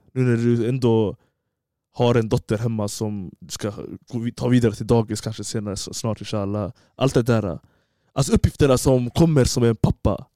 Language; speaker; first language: Swedish; early bilingual, other home language; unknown